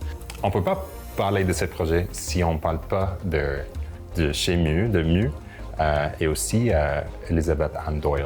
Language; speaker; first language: French; non-native, local second language; English